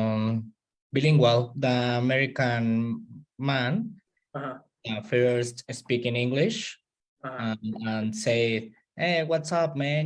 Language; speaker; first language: English; non-native, learner; Spanish